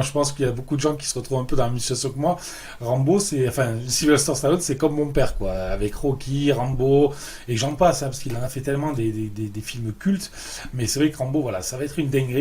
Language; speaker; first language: French; native; French